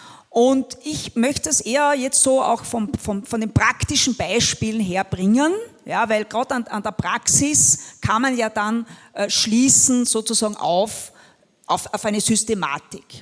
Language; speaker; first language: German; native; German